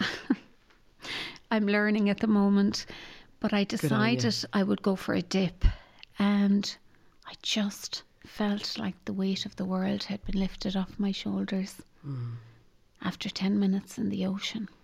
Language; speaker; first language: English; native; English